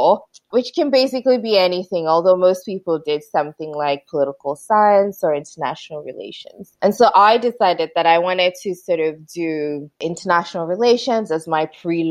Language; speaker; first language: English; non-native, local second language; Yoruba